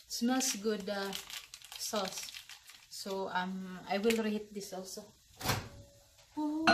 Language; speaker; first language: English; non-native, local second language; Cebuano